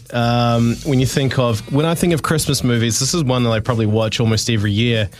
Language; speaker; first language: English; native; English